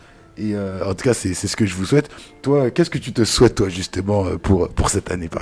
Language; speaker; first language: French; native; French